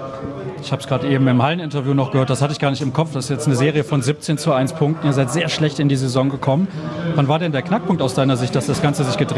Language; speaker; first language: German; native; German